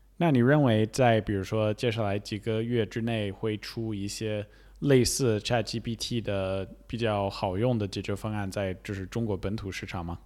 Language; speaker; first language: Chinese; non-native, fluent; English